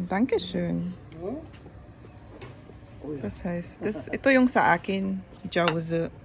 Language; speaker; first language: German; non-native, learner; Filipino